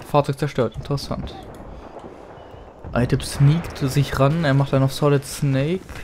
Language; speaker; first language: German; native; German